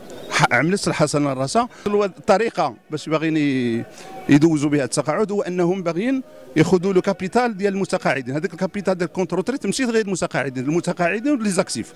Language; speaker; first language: Arabic; native; Arabic